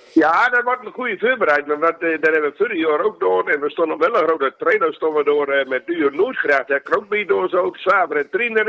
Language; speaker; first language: Dutch; native; Dutch